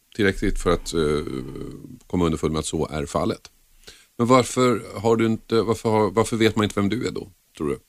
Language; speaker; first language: Swedish; native; Swedish